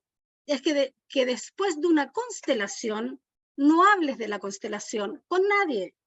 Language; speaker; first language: Spanish; native; Spanish